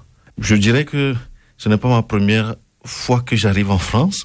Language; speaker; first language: French; non-native, local second language; Ewe